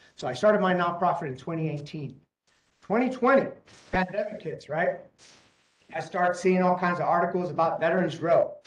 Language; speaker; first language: English; native; English